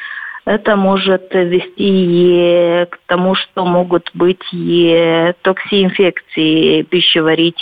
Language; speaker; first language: Russian; non-native, local second language; Romanian